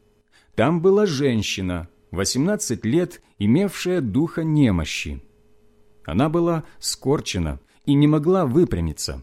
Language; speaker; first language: Russian; native; Russian